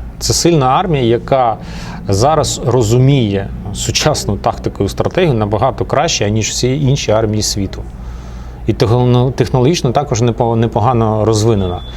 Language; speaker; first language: Ukrainian; non-native, local second language; Russian